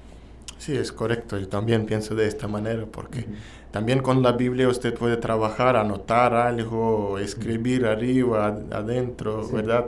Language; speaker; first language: Spanish; non-native, learner; Russian